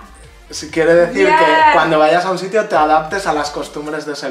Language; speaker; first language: Spanish; native; Spanish